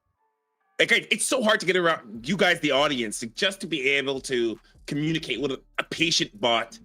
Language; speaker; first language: English; native; English